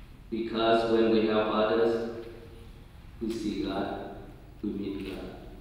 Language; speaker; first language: English; non-native, fluent; Vietnamese